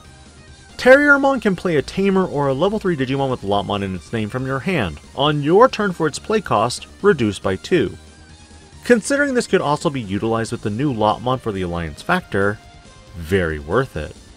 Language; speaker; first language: English; native; English